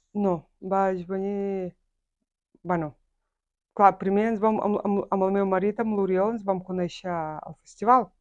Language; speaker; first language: Catalan; non-native, fluent; Buriat